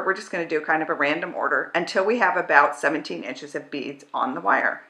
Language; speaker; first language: English; native; English